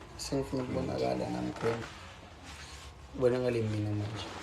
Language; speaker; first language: Zulu; native; Zulu